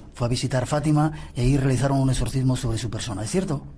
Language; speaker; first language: Spanish; native; Spanish